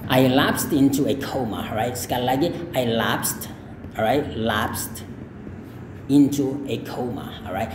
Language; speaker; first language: English; non-native, fluent; Indonesian